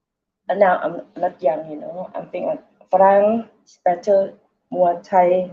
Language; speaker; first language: English; non-native, learner; Thai